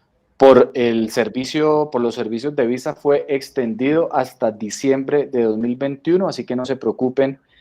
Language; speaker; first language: Spanish; native; Spanish